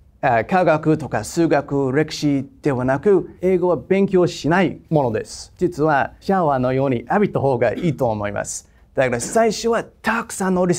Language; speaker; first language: Japanese; non-native, fluent; English